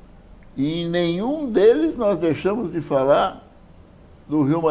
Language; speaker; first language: Portuguese; native; Portuguese